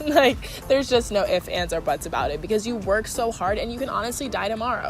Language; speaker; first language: English; native; English